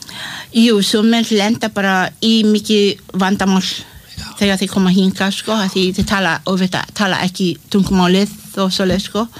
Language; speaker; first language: Icelandic; non-native, learner; Malay